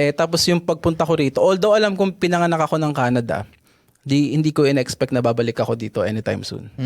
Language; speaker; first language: Filipino; native; Filipino